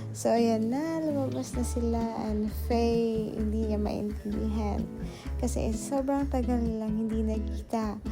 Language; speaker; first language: Filipino; non-native, local second language; Cebuano